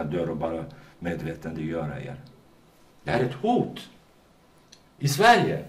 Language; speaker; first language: Swedish; non-native, fluent; Kurdish